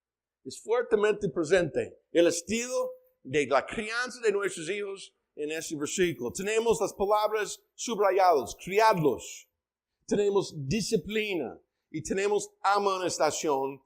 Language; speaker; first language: Spanish; non-native, fluent; English